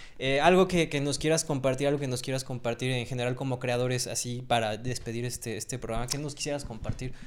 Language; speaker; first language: Spanish; native; Spanish